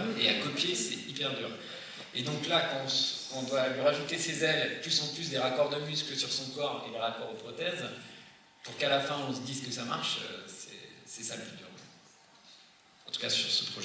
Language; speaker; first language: French; native; French